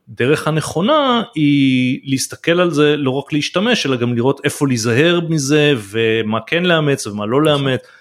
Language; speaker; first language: Hebrew; native; Hebrew